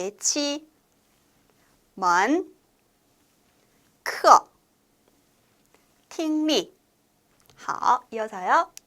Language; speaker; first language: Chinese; non-native, fluent; Korean